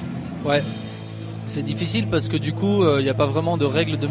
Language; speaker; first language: French; native; French